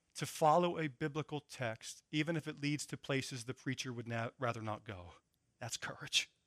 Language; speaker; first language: English; native; English